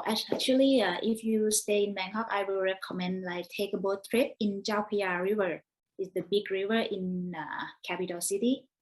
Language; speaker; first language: English; non-native, learner; Thai